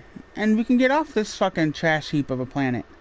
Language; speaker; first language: English; native; English